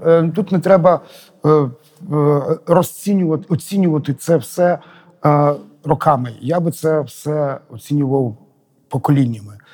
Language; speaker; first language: Ukrainian; native; Ukrainian